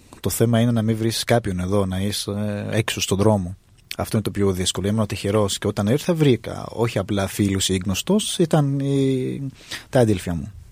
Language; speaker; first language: Greek; non-native, fluent; Arabic